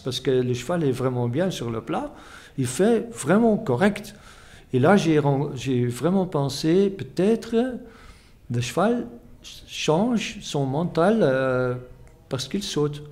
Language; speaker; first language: French; non-native, fluent; Dutch